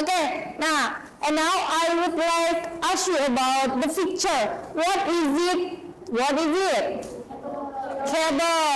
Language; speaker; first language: English; non-native, learner; Indonesian